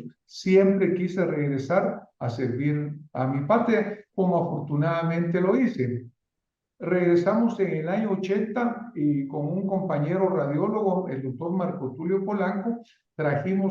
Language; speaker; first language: Spanish; native; Spanish